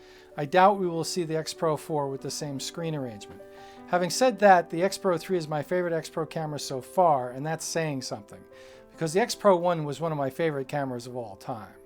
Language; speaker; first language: English; native; English